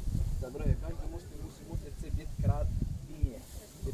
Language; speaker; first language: Czech; non-native, learner; Arabic